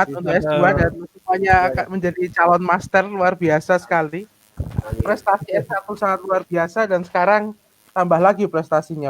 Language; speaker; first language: Indonesian; native; Indonesian